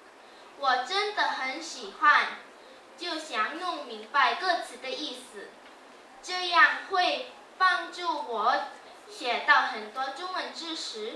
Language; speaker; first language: Chinese; non-native, learner; Thai